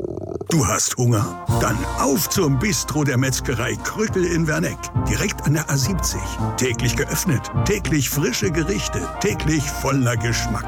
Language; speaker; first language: German; native; German